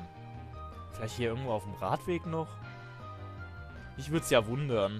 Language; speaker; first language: German; native; German